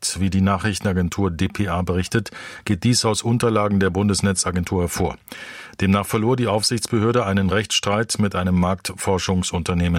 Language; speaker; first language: German; native; German